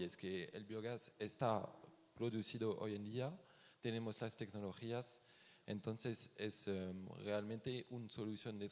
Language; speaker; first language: Spanish; non-native, fluent; French